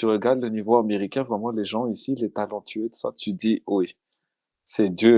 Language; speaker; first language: French; non-native, local second language; Malagasy